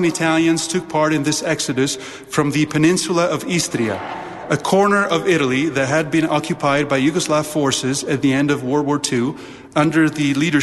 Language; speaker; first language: English; non-native, fluent; Italian